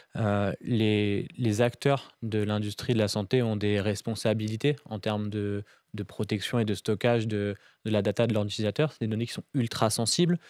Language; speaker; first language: French; native; French